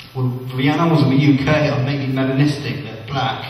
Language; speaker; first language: English; native; English